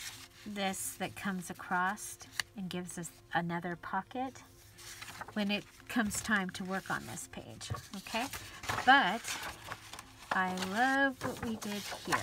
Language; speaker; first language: English; native; English